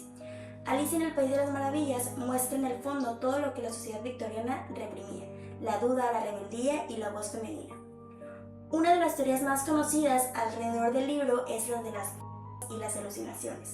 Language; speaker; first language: Spanish; native; Spanish